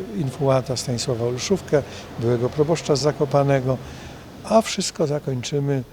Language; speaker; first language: Polish; native; Polish